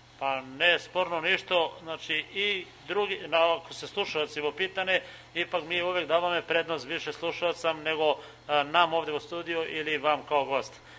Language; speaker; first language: Bosnian; native; Bosnian